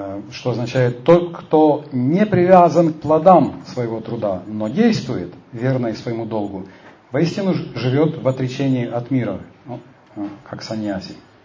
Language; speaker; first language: Russian; native; Russian